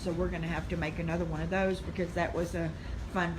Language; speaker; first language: English; native; English